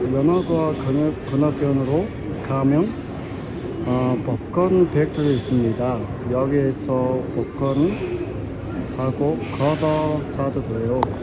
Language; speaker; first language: Korean; non-native, learner; Mongolian